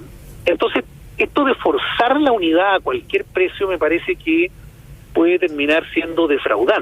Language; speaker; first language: Spanish; native; Spanish